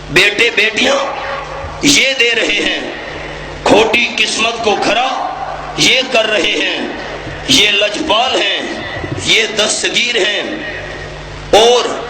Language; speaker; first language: Urdu; non-native, local second language; Punjabi